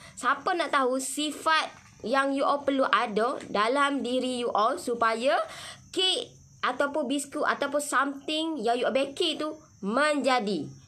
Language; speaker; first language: Malay; native; Malay